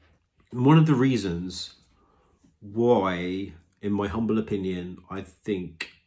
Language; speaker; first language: English; native; English